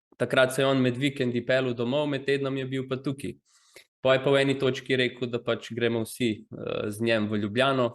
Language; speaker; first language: Slovenian; early bilingual, other home language; Croatian